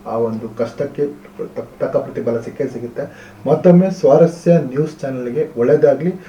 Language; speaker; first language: Kannada; native; Kannada